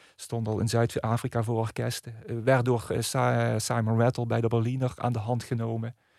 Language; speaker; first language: Dutch; native; Dutch